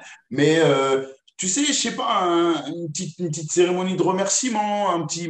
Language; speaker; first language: French; native; French